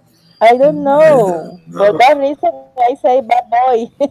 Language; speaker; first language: English; non-native, learner; Spanish